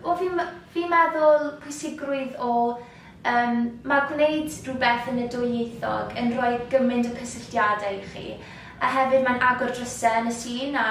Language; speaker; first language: Welsh; native; Welsh